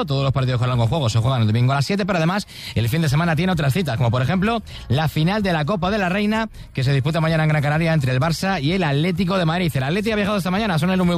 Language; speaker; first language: Spanish; native; Spanish